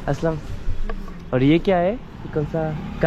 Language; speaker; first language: Hindi; non-native, learner; French